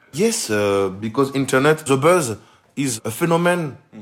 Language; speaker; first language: English; non-native, learner; French